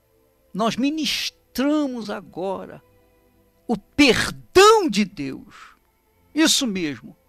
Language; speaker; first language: Portuguese; native; Portuguese